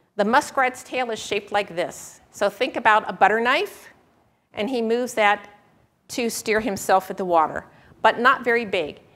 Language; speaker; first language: English; native; English